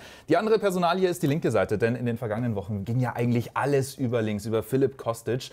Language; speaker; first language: German; native; German